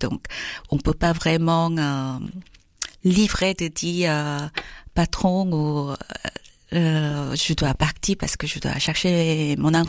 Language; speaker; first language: French; non-native, learner; Korean